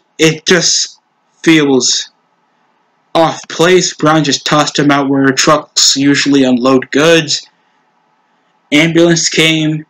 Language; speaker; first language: English; native; English